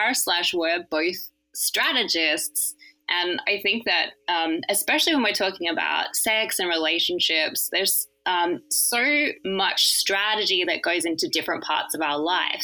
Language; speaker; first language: English; native; English